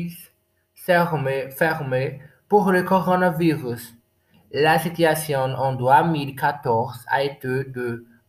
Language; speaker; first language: French; non-native, learner; Portuguese